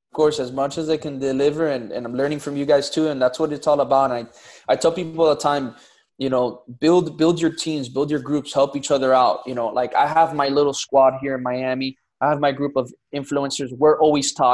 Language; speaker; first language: English; native; English